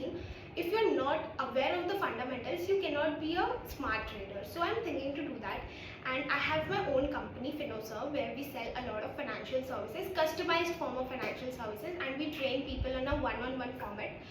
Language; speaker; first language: English; non-native, local second language; Hindi